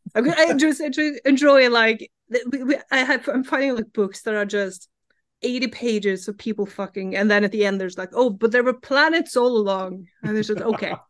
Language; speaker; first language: English; non-native, fluent; Norwegian